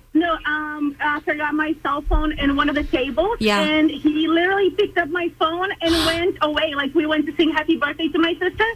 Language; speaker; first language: English; non-native, fluent; Portuguese